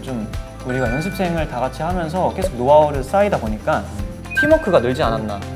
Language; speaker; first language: Korean; native; Korean